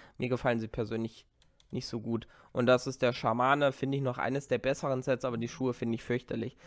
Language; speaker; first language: German; native; German